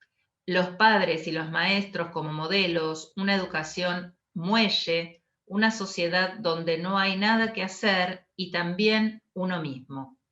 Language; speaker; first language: Spanish; native; Spanish